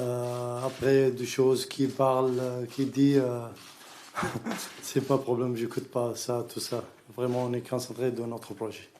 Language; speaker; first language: French; non-native, learner; Arabic